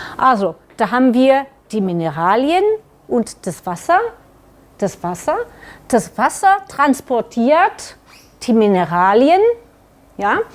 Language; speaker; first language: German; non-native, learner; Catalan